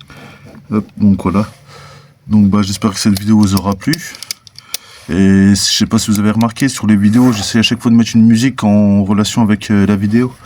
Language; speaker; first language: French; native; French